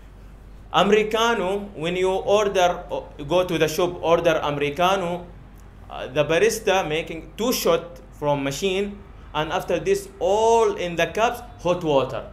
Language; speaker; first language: English; non-native, learner; Arabic